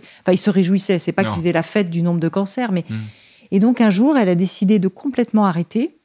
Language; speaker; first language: French; native; French